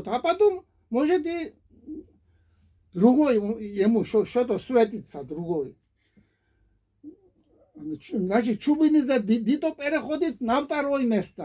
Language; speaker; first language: Russian; non-native, fluent; Georgian